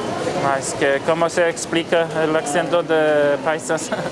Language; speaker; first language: Spanish; non-native, learner; English